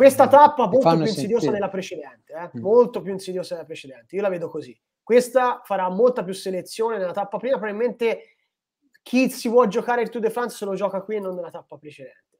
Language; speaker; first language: Italian; native; Italian